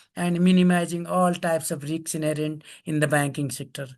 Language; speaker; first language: English; non-native, local second language; Nepali